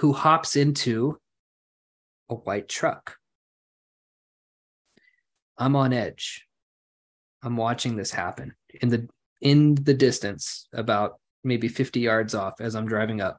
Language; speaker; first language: English; native; English